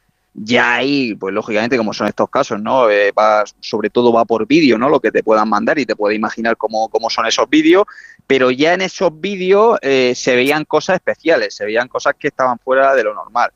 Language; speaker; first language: Spanish; native; Spanish